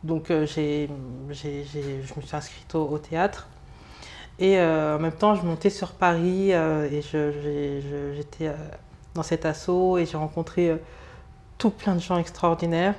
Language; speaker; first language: French; early bilingual, other home language; Lingala